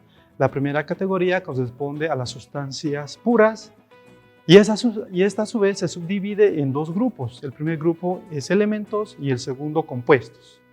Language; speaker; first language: Spanish; native; Spanish